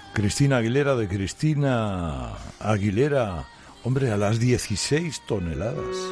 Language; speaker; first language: Spanish; native; Spanish